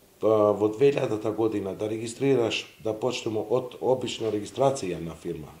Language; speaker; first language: Macedonian; non-native, local second language; Serbian